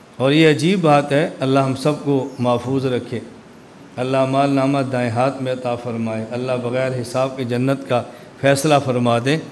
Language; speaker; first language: Urdu; non-native, local second language; Punjabi